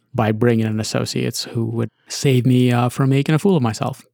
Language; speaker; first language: English; early bilingual, other home language; Russian